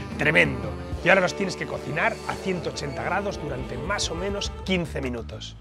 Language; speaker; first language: Spanish; native; Spanish